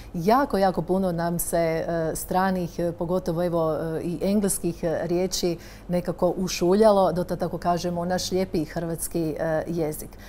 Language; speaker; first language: Croatian; native; Croatian